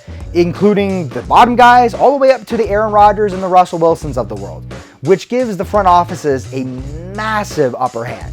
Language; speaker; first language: English; native; English